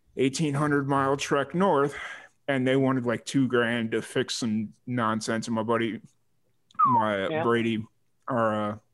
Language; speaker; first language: English; native; English